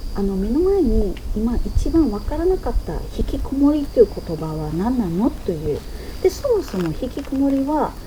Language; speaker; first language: Japanese; non-native, fluent; Chinese